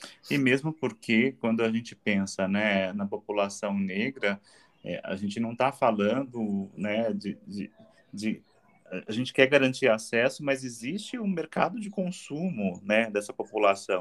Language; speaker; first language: Portuguese; native; Portuguese